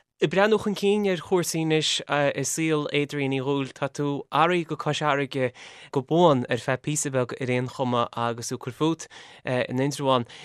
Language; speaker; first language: Irish; native; Irish